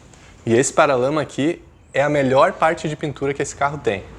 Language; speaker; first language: Portuguese; native; Portuguese